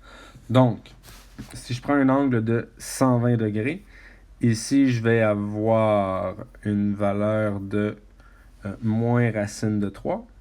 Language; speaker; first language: French; native; French